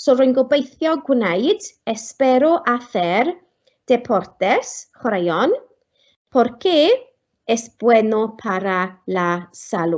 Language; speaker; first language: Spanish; non-native, fluent; Welsh